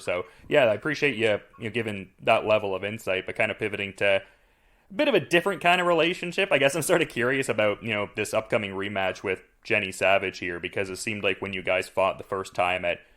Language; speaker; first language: English; native; English